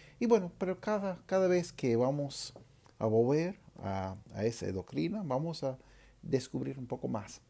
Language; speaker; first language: Spanish; non-native, fluent; English